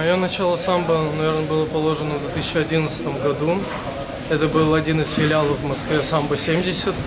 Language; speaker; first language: Russian; native; Russian